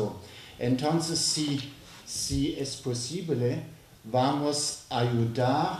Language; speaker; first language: Spanish; non-native, learner; French